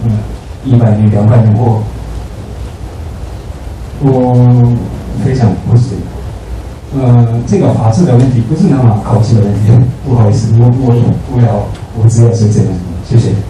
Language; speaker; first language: Chinese; non-native, fluent; Japanese